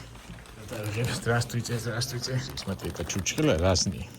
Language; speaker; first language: Russian; non-native, fluent; Georgian